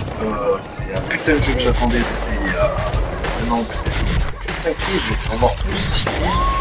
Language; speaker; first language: French; native; French